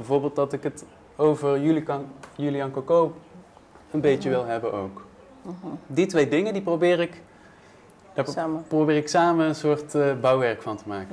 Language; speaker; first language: Dutch; native; Dutch